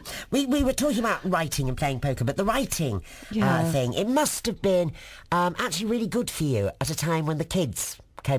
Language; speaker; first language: English; native; English